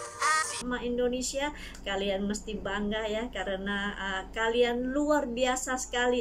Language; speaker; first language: Indonesian; non-native, local second language; Malay